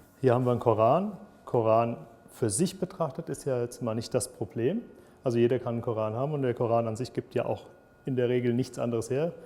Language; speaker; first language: German; native; German